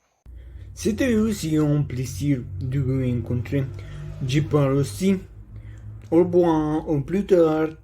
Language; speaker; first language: French; non-native, learner; Spanish